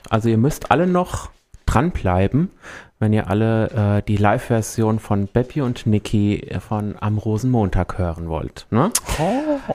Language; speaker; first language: German; native; German